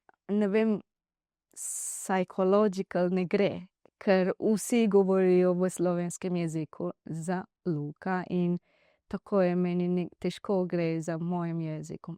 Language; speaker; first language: Slovenian; non-native, learner; Divehi